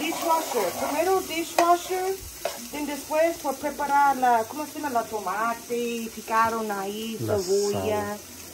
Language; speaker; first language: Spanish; non-native, learner; English